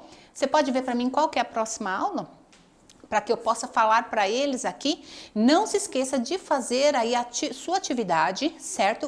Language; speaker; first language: Portuguese; native; Portuguese